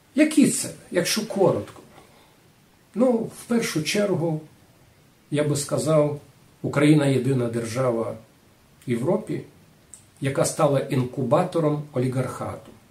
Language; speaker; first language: Ukrainian; non-native, local second language; Rusyn